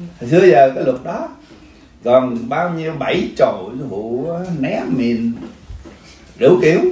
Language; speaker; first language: Vietnamese; early bilingual, heritage; Vietnamese